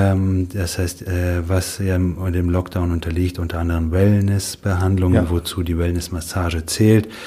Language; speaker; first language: German; early bilingual, other home language; Russian